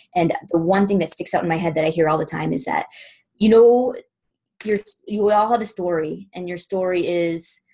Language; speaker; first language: English; native; English